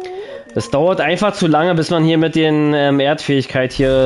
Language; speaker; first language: German; native; German